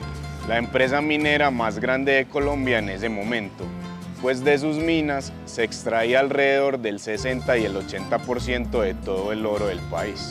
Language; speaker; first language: Spanish; native; Spanish